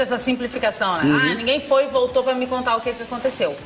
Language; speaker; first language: Portuguese; native; Portuguese